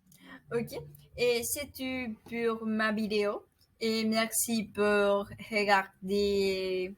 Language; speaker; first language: French; non-native, learner; Spanish